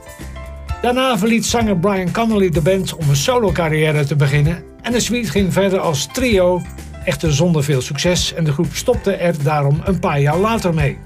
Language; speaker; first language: Dutch; native; Dutch